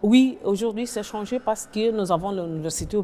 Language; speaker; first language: French; non-native, learner; Portuguese